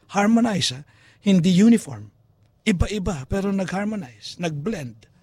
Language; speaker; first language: Filipino; non-native, local second language; Pampanga